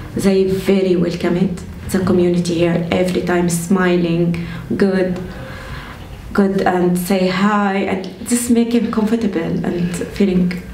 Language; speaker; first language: English; non-native, learner; Arabic